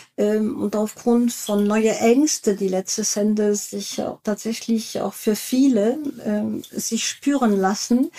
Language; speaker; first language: German; non-native, fluent; French